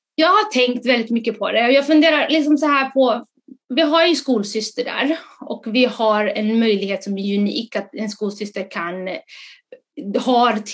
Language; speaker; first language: Swedish; early bilingual, other home language; Somali